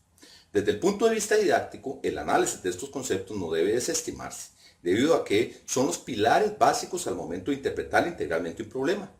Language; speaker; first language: Spanish; native; Spanish